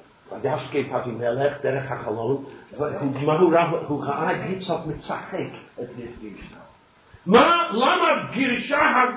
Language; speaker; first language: Hebrew; non-native, fluent; English